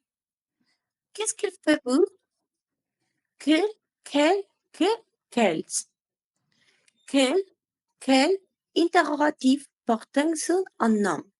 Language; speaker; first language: French; non-native, learner; Spanish